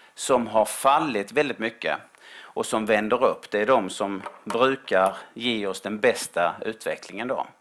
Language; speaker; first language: Swedish; native; Swedish